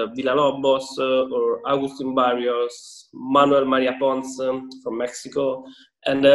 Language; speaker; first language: English; non-native, fluent; Italian